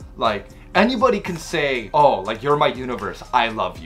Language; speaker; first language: English; native; English